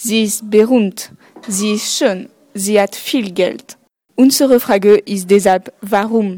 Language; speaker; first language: German; non-native, learner; French